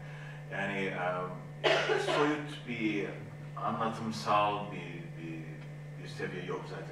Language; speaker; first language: Turkish; non-native, learner; English